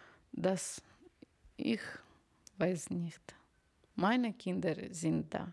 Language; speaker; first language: German; non-native, learner; Ukrainian